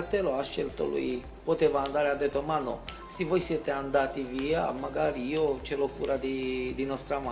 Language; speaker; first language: Italian; non-native, fluent; Romanian